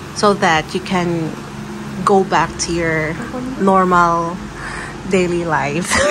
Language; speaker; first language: English; non-native, local second language; Filipino